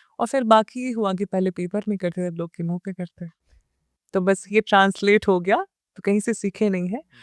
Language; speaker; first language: Hindi; early bilingual, heritage; Hindi